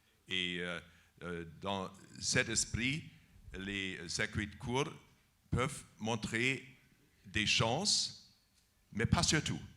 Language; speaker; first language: French; non-native, fluent; German